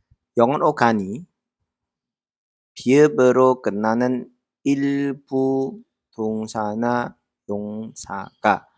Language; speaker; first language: Korean; non-native, fluent; Indonesian